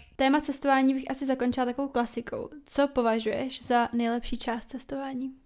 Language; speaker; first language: Czech; native; Czech